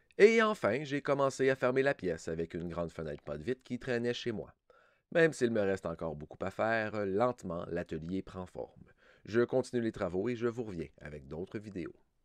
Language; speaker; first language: French; native; French